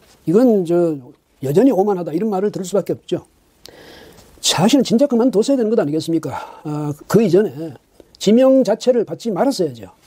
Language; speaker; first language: Korean; native; Korean